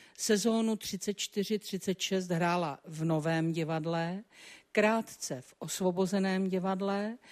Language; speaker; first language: Czech; native; Czech